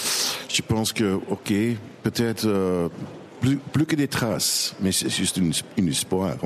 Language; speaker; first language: French; non-native, local second language; Dutch